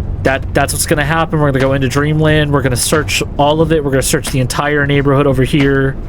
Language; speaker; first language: English; native; English